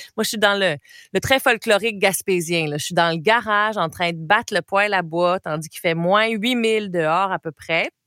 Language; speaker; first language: French; native; French